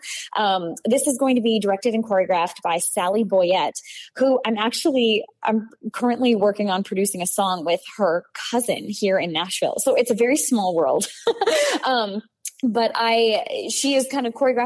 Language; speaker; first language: English; native; English